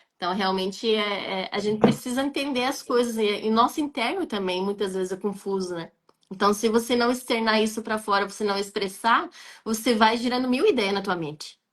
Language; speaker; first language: Portuguese; non-native, fluent; Arabic